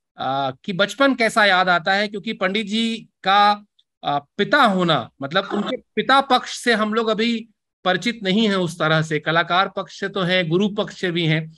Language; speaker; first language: Hindi; native; Hindi